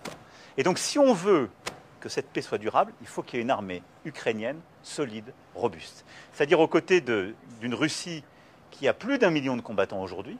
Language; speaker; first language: French; native; French